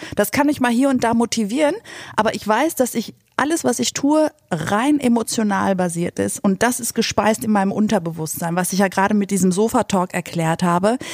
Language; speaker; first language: German; native; German